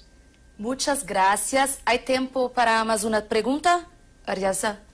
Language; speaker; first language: Spanish; non-native, fluent; Portuguese